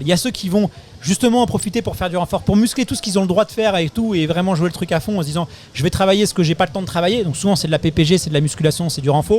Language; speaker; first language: French; native; French